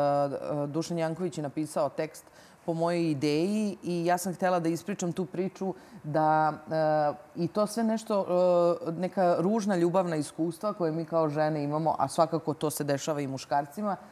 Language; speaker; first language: Serbian; native; Serbian